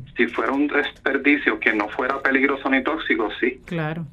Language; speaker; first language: Spanish; native; Spanish